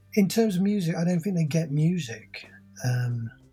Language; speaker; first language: English; native; English